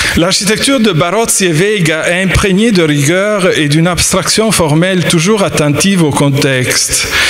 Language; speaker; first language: French; native; French